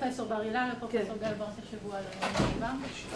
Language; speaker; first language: Hebrew; native; Hebrew